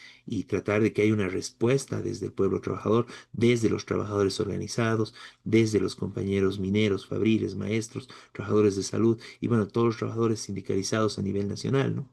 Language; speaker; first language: Spanish; native; Spanish